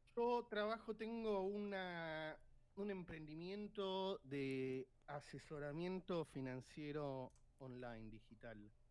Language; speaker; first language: Spanish; native; Spanish